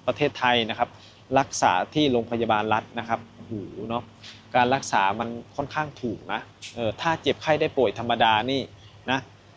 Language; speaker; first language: Thai; native; Thai